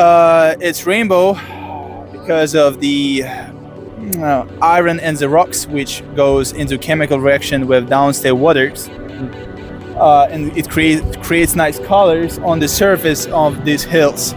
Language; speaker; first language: English; non-native, fluent; Azerbaijani